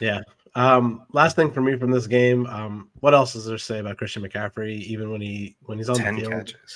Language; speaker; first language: English; native; English